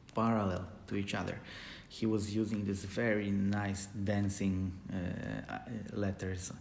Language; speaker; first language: English; non-native, fluent; Polish